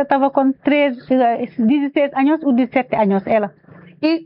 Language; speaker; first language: Portuguese; non-native, learner; Wolof